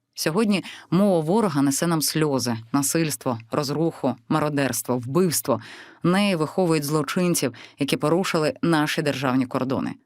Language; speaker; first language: Ukrainian; native; Ukrainian